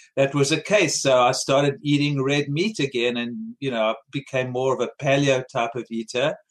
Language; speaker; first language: English; native; English